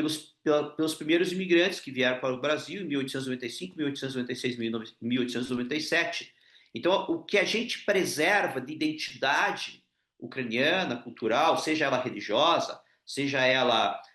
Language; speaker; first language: Portuguese; non-native, local second language; Ukrainian